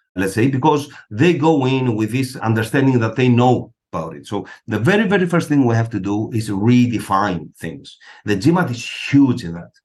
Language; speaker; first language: English; non-native, fluent; Greek